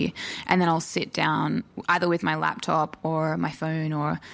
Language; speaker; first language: English; native; English